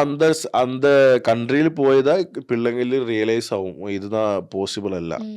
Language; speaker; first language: Tamil; non-native, learner; Malayalam